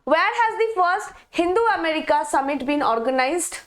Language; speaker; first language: English; non-native, local second language; Bangla